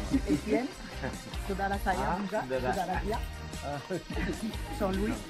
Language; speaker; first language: Indonesian; non-native, learner; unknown